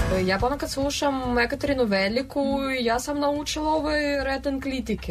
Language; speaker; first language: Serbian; non-native, learner; Russian